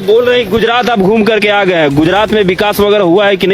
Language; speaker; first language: Hindi; native; Hindi